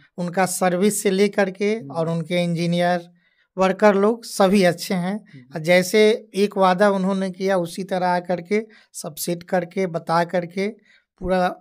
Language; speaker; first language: Hindi; native; Hindi